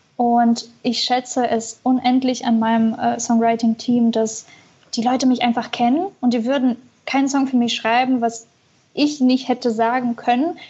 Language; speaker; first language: German; early bilingual, other home language; Russian